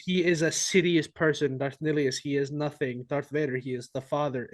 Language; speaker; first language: English; non-native, fluent; Icelandic